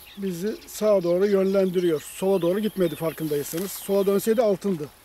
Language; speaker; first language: Turkish; native; Turkish